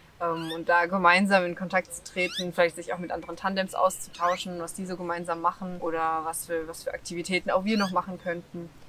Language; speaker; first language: German; native; German